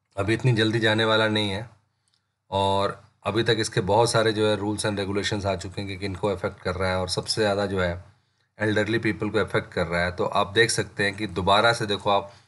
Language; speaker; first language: Hindi; native; Hindi